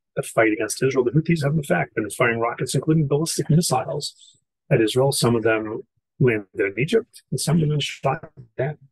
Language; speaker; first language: English; native; English